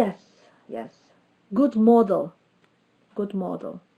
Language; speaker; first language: English; non-native, learner; Turkish